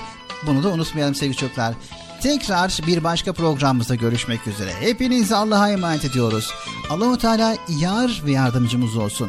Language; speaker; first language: Turkish; native; Turkish